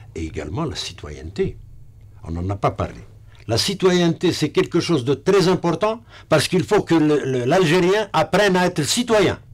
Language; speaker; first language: French; non-native, local second language; Arabic